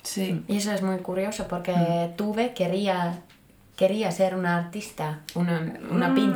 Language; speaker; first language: Spanish; non-native, fluent; Finnish